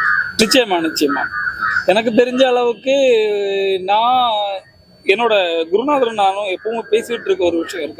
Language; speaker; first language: Tamil; native; Tamil